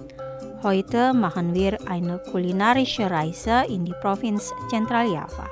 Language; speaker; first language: German; non-native, learner; Indonesian